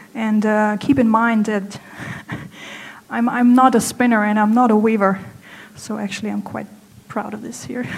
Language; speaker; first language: English; non-native, fluent; German